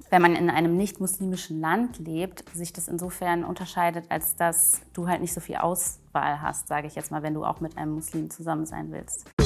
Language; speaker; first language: German; early bilingual, other home language; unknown